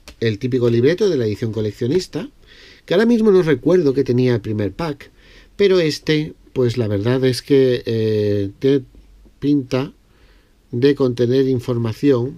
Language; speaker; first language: Spanish; native; Spanish